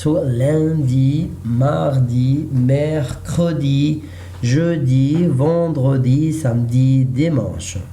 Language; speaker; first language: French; non-native, learner; Arabic